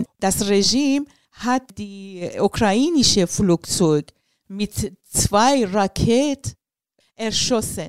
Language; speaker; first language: German; non-native, learner; Persian